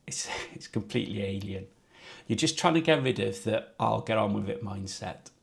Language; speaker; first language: English; native; English